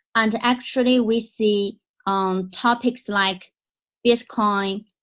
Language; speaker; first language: English; non-native, fluent; Chinese